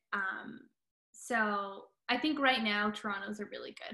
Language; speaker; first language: English; native; English